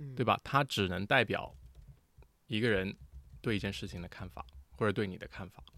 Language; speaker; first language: Chinese; early bilingual, heritage; Chinese